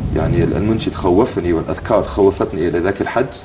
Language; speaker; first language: Arabic; non-native, fluent; English